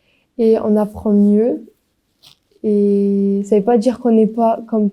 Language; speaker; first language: French; early bilingual, other home language; Albanian